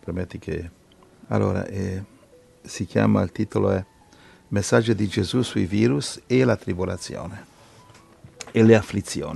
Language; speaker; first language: Italian; native; Italian